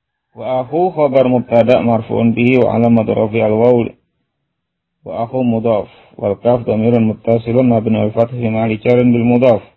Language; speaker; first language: Arabic; non-native, fluent; Indonesian